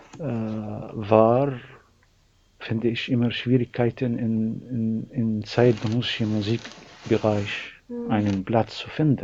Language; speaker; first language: German; non-native, learner; Arabic